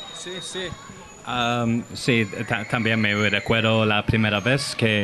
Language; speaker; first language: Spanish; non-native, learner; English